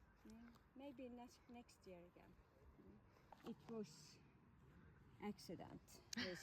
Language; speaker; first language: English; non-native, learner; Swedish